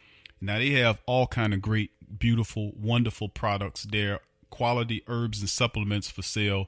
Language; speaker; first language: English; native; English